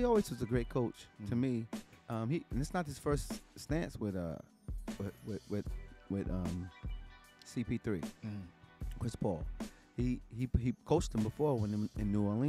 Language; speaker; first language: English; native; English